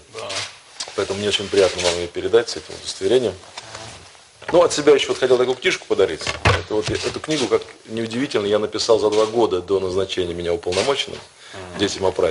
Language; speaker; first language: Russian; native; Russian